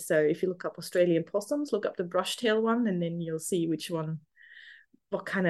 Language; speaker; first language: English; non-native, fluent; German